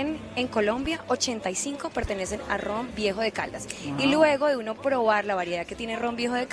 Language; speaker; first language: Spanish; native; Spanish